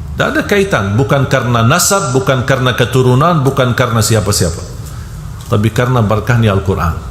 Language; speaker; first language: Malay; non-native, fluent; Arabic